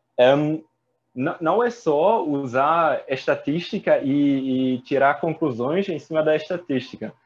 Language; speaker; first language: Portuguese; non-native, fluent; German